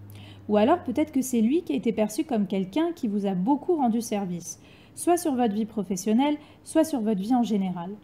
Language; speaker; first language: French; native; French